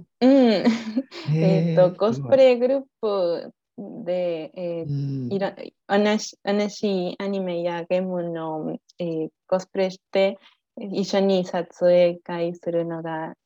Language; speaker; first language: Japanese; non-native, learner; Spanish